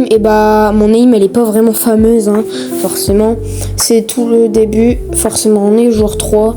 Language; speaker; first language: French; native; French